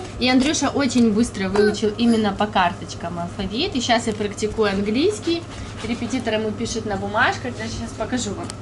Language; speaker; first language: Russian; non-native, local second language; Ukrainian